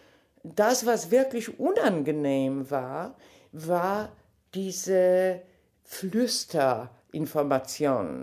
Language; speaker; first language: German; non-native, fluent; Polish